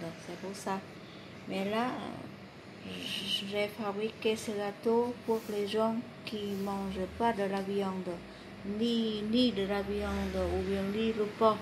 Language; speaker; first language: French; non-native, learner; Vietnamese